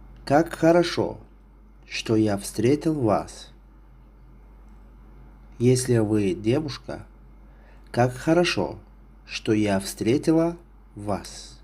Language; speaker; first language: Russian; non-native, local second language; Tajik